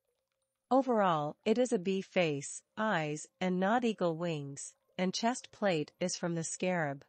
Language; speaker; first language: English; non-native, fluent; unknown